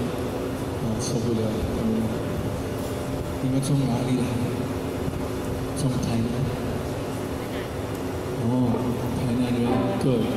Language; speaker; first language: Chinese; non-native, fluent; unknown